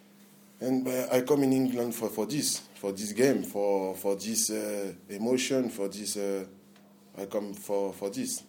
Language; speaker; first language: English; non-native, learner; French